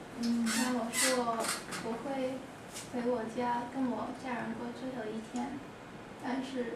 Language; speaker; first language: Chinese; non-native, learner; English